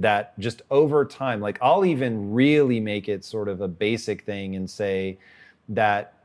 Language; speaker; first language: English; native; English